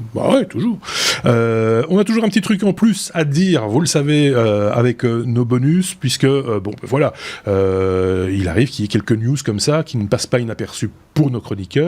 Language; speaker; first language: French; native; French